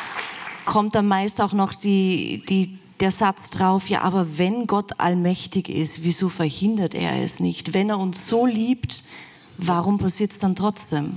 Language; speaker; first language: German; native; German